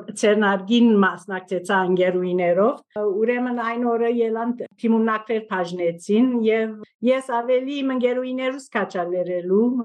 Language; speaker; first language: Armenian; native; Armenian